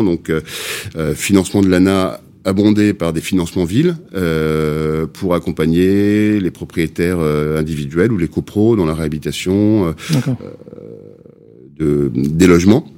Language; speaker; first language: French; native; French